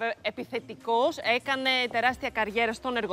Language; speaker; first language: Greek; native; Greek